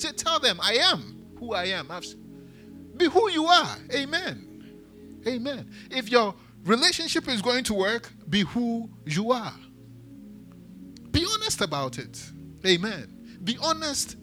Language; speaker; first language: English; non-native, local second language; Akan